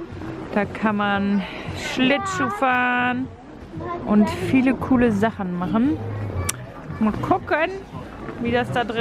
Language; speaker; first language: German; native; German